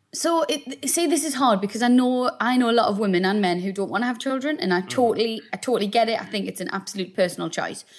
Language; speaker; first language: English; native; English